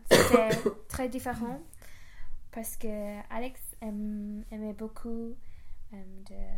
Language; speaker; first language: French; non-native, learner; English